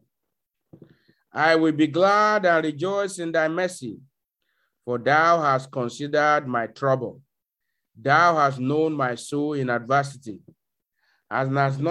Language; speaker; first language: English; non-native, local second language; Yoruba